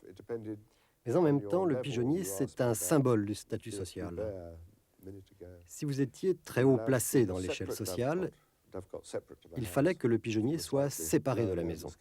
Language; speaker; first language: French; non-native, fluent; English